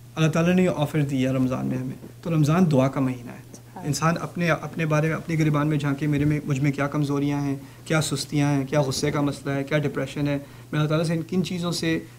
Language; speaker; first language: Urdu; native; Urdu